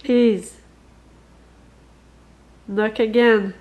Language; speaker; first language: English; non-native, learner; French